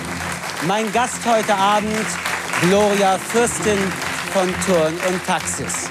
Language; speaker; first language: German; native; German